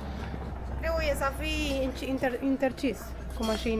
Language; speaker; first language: Romanian; non-native, learner; Spanish